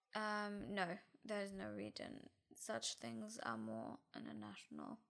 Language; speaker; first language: English; non-native, fluent; German